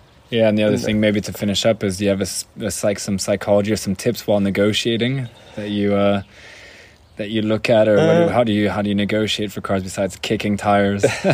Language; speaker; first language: English; non-native, fluent; French